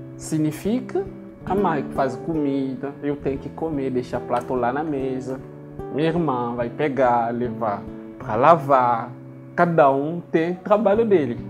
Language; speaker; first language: Portuguese; non-native, learner; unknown